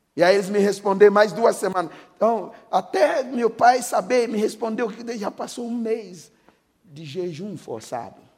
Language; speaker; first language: Portuguese; non-native, fluent; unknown